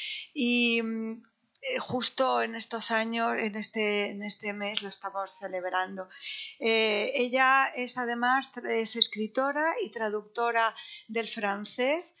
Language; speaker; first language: Spanish; native; Spanish